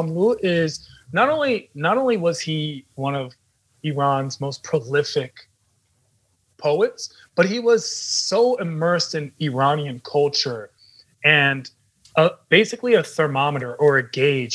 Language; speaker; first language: English; native; English